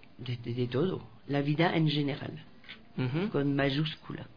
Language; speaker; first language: Spanish; non-native, fluent; French